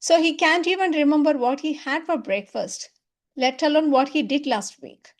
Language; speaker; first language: English; non-native, local second language; Tamil